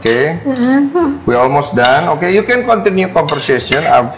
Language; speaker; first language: English; non-native, local second language; Indonesian